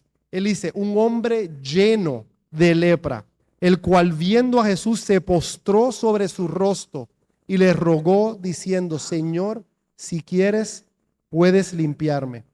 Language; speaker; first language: Spanish; native; Spanish